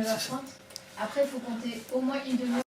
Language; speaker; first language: French; native; French